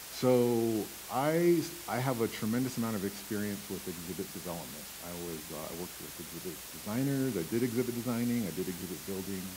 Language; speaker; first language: English; native; English